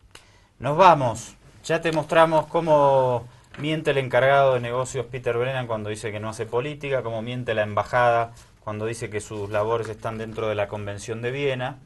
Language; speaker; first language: Spanish; native; Spanish